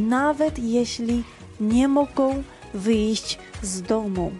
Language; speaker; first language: Polish; non-native, fluent; Georgian